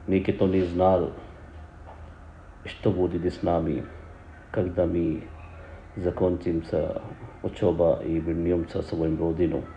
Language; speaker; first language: Russian; non-native, learner; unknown